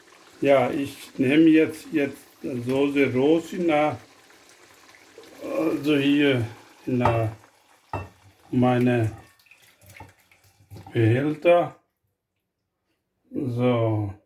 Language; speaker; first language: German; non-native, learner; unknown